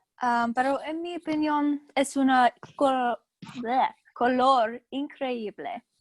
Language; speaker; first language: Spanish; non-native, learner; English